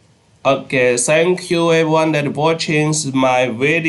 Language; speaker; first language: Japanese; non-native, fluent; Khmer